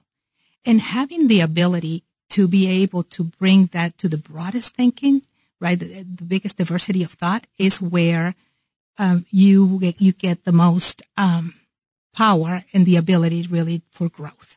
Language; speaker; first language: English; non-native, fluent; Spanish